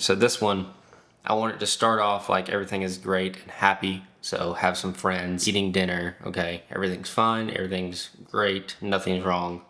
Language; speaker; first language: English; native; English